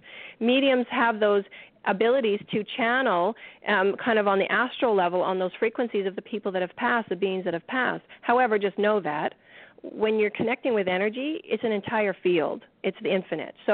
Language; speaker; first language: English; native; English